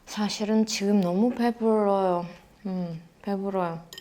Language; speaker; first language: Korean; non-native, learner; Russian